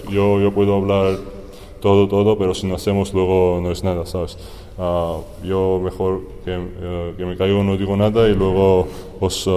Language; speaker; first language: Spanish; non-native, fluent; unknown